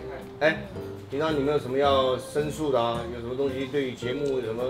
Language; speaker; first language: Chinese; native; Chinese